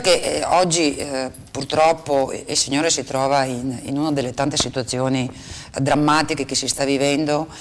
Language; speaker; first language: Italian; native; Italian